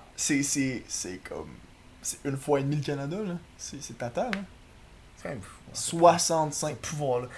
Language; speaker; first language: French; native; French